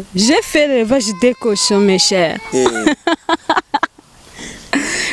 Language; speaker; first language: French; non-native, learner; Rundi